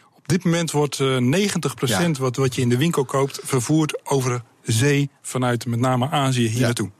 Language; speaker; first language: Dutch; native; Dutch